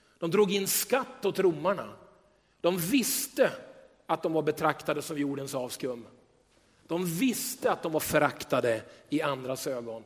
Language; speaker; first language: Swedish; native; Swedish